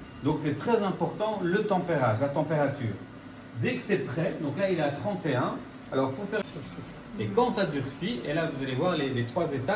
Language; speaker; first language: French; native; French